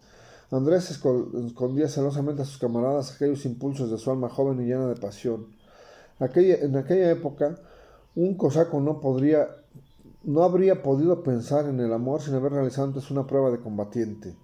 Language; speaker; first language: Spanish; native; Spanish